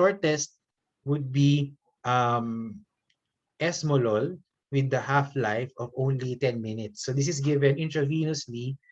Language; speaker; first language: English; non-native, local second language; Filipino